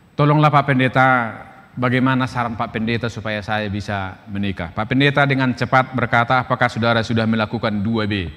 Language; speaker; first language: Indonesian; non-native, local second language; Batak Toba